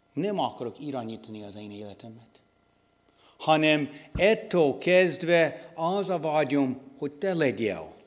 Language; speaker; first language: Hungarian; non-native, learner; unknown